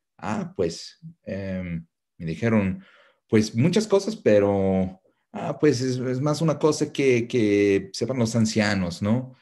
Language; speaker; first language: Spanish; non-native, fluent; English